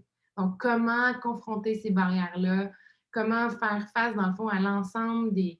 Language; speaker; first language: French; native; French